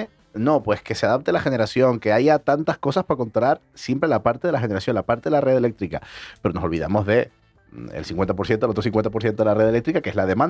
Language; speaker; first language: Spanish; native; Spanish